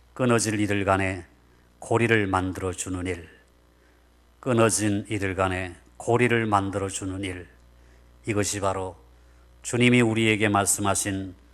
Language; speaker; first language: Korean; native; Korean